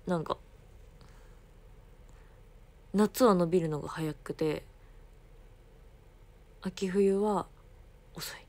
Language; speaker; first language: Japanese; native; Japanese